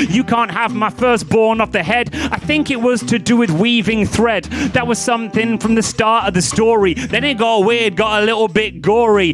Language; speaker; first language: English; native; English